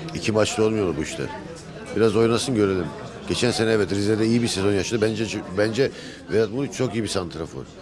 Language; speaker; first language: Turkish; early bilingual, heritage; Turkish